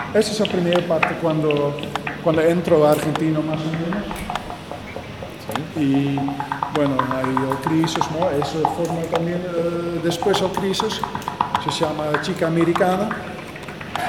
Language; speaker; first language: Spanish; non-native, learner; Dutch